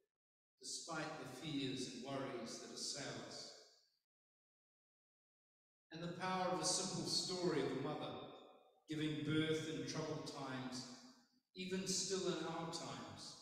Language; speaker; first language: English; native; English